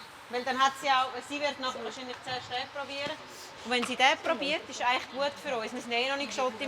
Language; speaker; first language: German; native; German